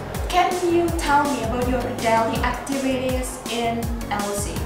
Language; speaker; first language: English; non-native, learner; Indonesian